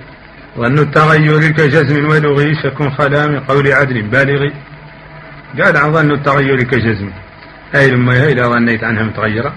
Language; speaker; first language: Arabic; native; Arabic